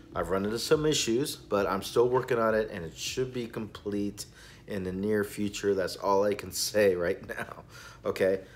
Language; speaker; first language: English; native; English